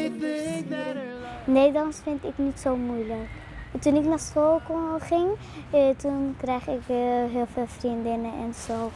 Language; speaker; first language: Dutch; early bilingual, other home language; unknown